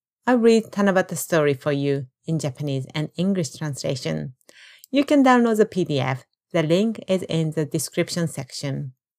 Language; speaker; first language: English; non-native, fluent; Japanese